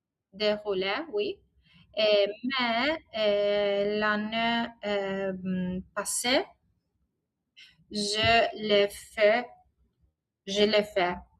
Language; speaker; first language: French; non-native, learner; Italian